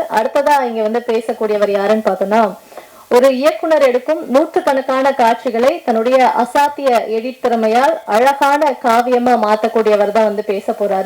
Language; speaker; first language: Tamil; native; Tamil